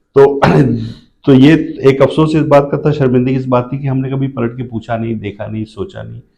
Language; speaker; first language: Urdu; native; Urdu